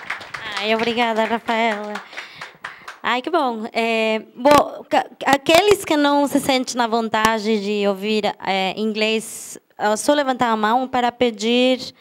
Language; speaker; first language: Portuguese; non-native, fluent; German